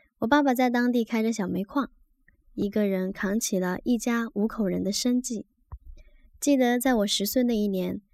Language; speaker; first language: Chinese; native; Chinese